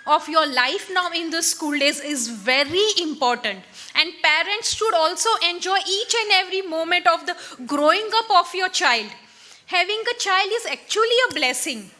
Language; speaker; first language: English; non-native, local second language; Marathi